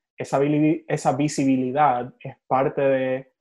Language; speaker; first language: Spanish; early bilingual, other home language; English